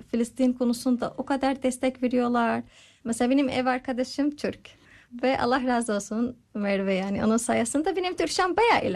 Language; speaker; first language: Turkish; non-native, learner; Arabic